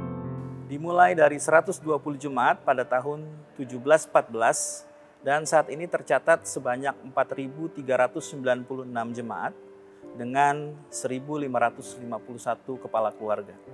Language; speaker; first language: Indonesian; native; Indonesian